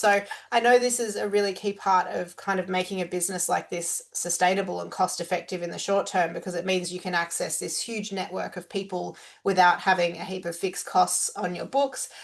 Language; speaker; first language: English; native; English